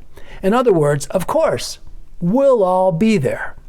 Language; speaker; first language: English; native; English